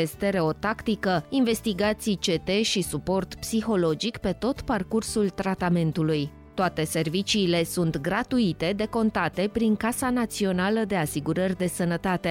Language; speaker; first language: Romanian; native; Romanian